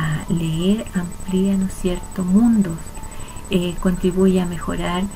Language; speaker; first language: Spanish; native; Spanish